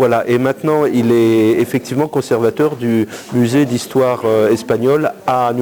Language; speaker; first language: French; native; French